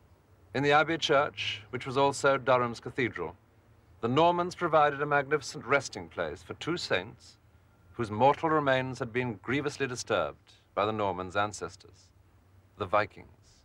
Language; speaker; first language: English; native; English